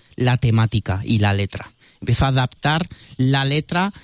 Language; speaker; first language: Spanish; native; Spanish